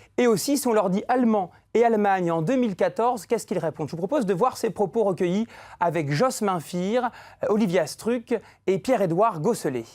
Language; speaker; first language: French; native; French